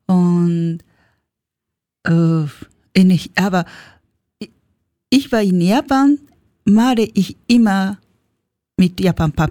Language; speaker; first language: German; non-native, learner; Japanese